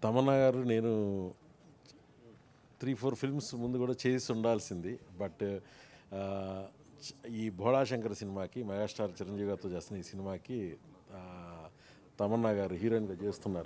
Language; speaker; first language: Telugu; native; Telugu